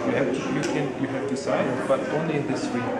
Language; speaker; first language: English; non-native, learner; German